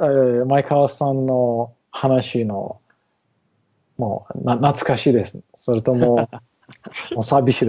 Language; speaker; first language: Japanese; non-native, learner; English